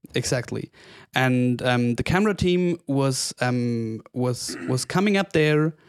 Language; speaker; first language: English; non-native, fluent; German